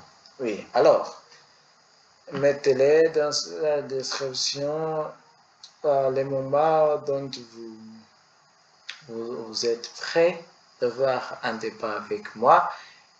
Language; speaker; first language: French; non-native, learner; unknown